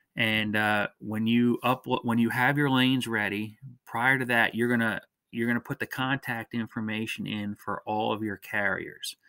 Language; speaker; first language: English; native; English